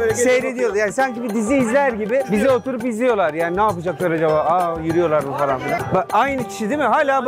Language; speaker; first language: Turkish; native; Turkish